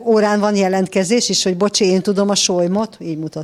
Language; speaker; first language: Hungarian; native; Hungarian